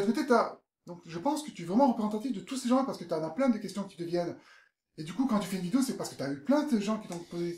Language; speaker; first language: French; native; French